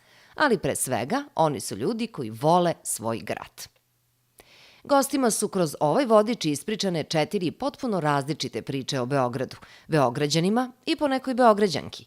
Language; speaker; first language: Serbian; native; Serbian